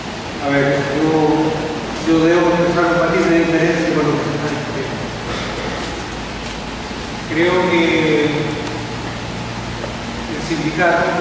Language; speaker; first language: Spanish; native; Spanish